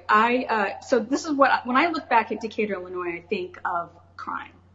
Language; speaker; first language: English; native; English